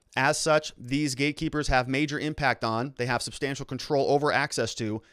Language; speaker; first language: English; native; English